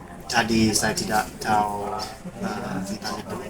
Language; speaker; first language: Indonesian; non-native, learner; English